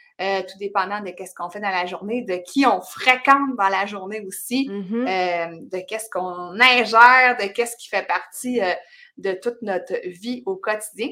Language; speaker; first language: French; native; French